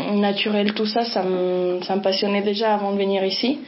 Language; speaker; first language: French; non-native, fluent; Spanish